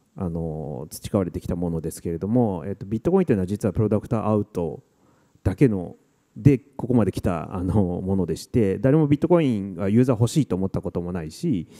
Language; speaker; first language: Japanese; native; Japanese